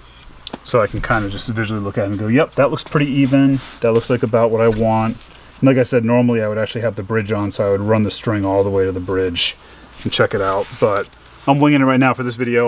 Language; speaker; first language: English; native; English